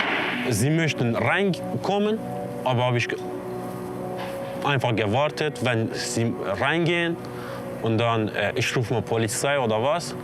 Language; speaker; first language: German; non-native, learner; Kurdish